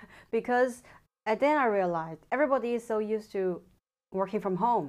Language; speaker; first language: English; non-native, fluent; Chinese